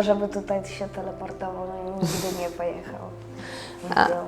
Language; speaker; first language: Polish; early bilingual, other home language; Russian